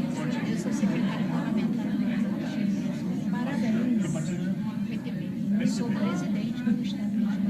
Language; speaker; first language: Portuguese; native; Portuguese